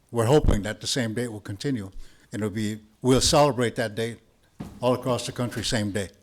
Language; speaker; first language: English; early bilingual, other home language; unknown